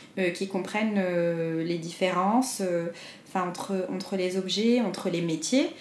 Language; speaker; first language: French; non-native, local second language; Arabic